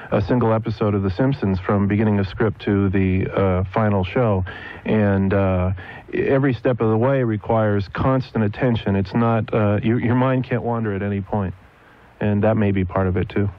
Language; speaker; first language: English; native; English